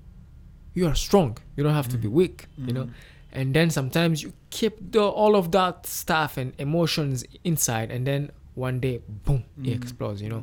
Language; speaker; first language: English; non-native, local second language; Kinyarwanda